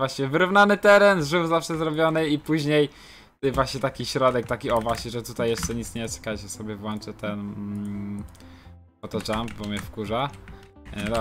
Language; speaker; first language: Polish; native; Polish